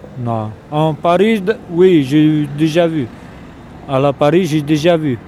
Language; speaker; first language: French; non-native, learner; Romanian